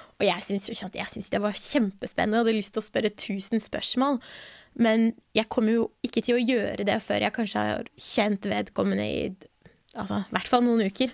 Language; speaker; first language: Norwegian; early bilingual, other home language; Persian